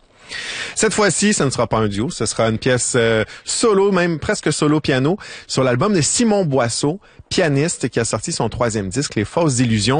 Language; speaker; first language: French; native; French